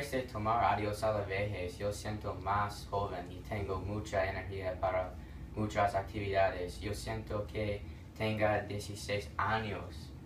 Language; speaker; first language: Spanish; non-native, learner; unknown